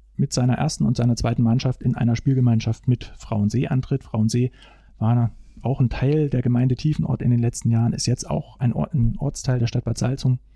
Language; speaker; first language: German; native; German